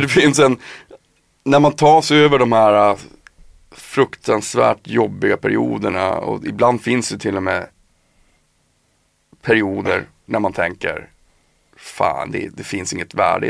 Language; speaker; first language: Swedish; native; Swedish